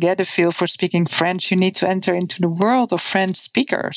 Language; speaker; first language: English; non-native, fluent; Dutch